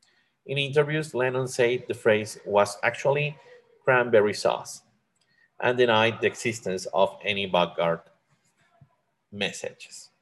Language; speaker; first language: English; non-native, learner; Spanish